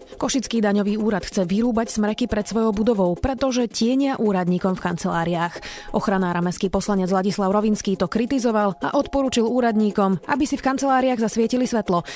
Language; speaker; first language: Slovak; native; Slovak